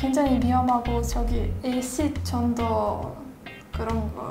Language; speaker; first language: Korean; non-native, fluent; Russian